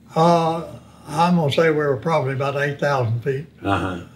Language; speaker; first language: English; native; English